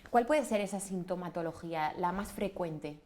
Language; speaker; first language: Spanish; native; Spanish